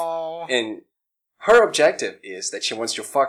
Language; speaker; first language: English; non-native, fluent; Portuguese